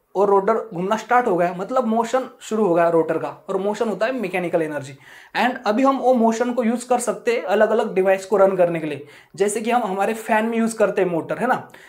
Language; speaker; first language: Hindi; non-native, local second language; Marathi